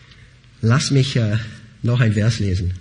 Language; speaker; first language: German; non-native, fluent; English